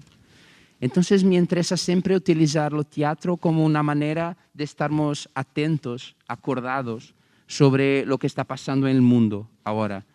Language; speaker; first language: Spanish; non-native, learner; Portuguese